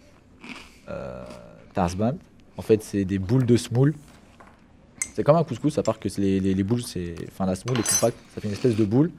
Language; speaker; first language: French; early bilingual, other home language; Kabyle